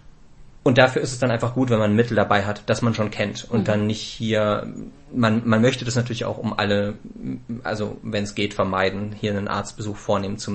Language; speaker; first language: German; native; German